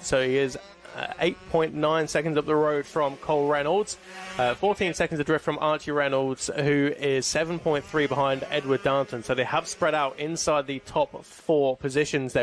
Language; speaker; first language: English; native; English